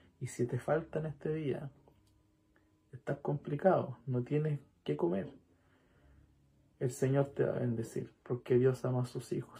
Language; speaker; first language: Spanish; native; Spanish